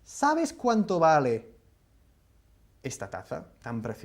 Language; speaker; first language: Spanish; non-native, fluent; English